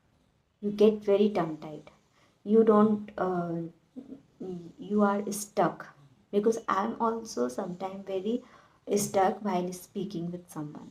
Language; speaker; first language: English; non-native, learner; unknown